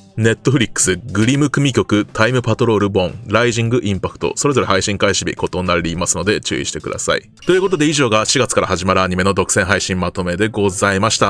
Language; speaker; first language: Japanese; native; Japanese